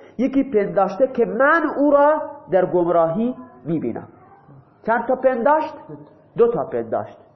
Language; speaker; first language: Persian; non-native, local second language; Baluchi